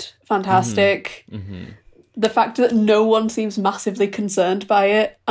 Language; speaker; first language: English; native; English